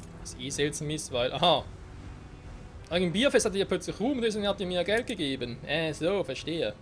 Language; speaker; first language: German; native; German